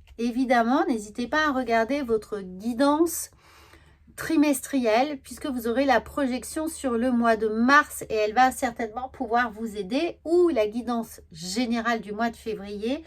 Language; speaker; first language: French; native; French